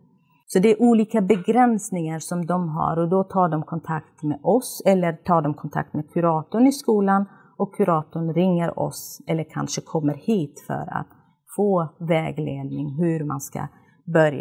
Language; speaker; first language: Swedish; non-native, fluent; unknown